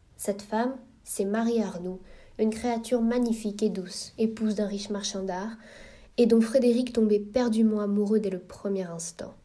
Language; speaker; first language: French; native; French